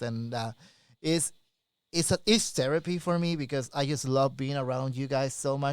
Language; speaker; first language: English; native; English